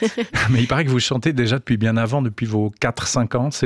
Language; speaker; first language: French; native; French